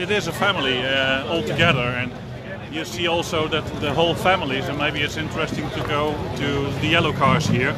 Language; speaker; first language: English; non-native, fluent; Dutch